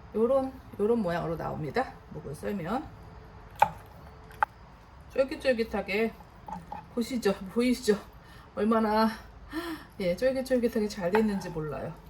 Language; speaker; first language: Korean; native; Korean